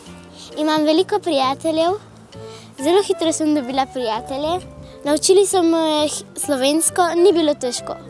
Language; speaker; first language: Slovenian; early bilingual, other home language; Arabic